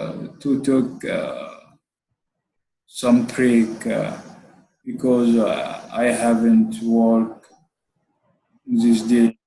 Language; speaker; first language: English; non-native, learner; Arabic